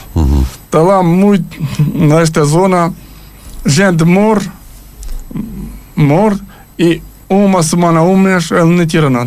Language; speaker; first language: Portuguese; non-native, learner; Ukrainian